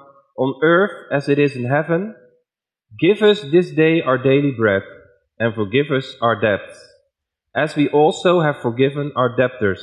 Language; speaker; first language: English; non-native, fluent; Dutch